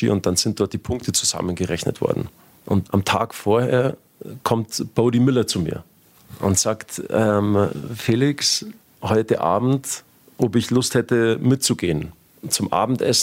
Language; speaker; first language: German; native; German